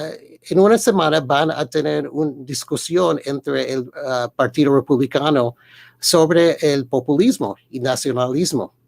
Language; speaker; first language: Spanish; early bilingual, heritage; Spanish